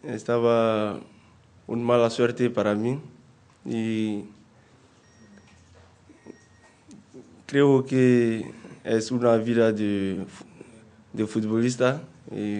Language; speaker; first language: Spanish; non-native, learner; French